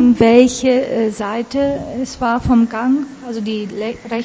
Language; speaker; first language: German; non-native, fluent; Italian